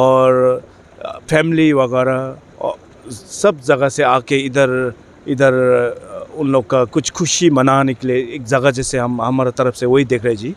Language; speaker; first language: Hindi; non-native, fluent; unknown